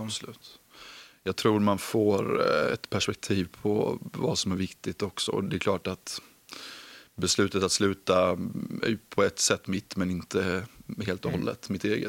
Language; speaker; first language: Swedish; native; Swedish